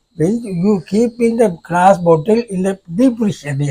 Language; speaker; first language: English; non-native, local second language; Tamil